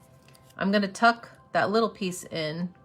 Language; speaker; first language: English; native; English